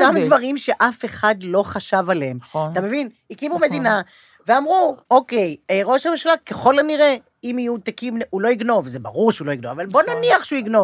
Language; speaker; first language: Hebrew; native; Hebrew